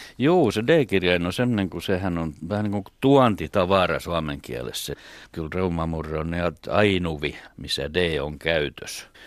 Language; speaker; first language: Finnish; native; Finnish